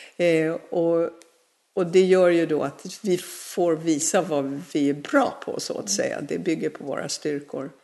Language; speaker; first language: Swedish; native; Swedish